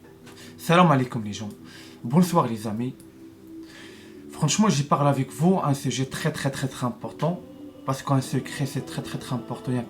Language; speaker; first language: French; non-native, learner; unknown